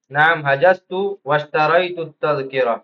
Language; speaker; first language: Arabic; non-native, learner; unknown